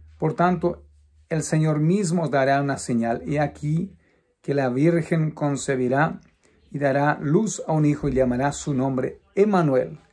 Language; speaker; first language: Spanish; non-native, fluent; Portuguese